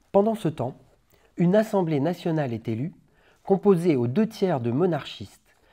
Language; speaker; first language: French; native; French